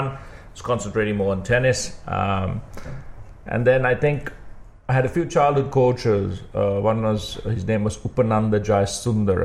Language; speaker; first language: English; non-native, local second language; Sinhala